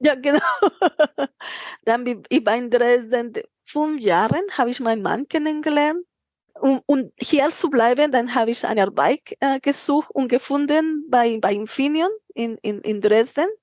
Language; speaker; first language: German; non-native, fluent; Spanish